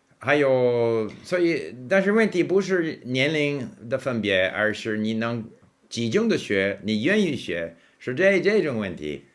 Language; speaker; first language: Chinese; non-native, fluent; English